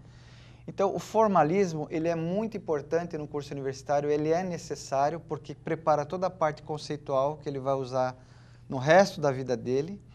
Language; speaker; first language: Portuguese; native; Portuguese